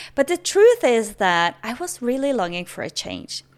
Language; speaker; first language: English; non-native, fluent; Norwegian